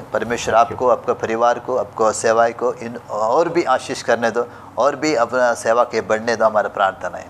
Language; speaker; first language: Hindi; non-native, local second language; Kannada